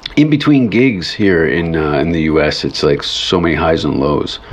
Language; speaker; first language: English; native; English